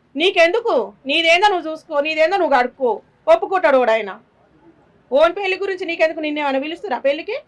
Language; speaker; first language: Telugu; native; Telugu